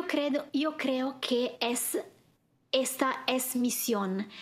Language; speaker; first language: Spanish; non-native, learner; Italian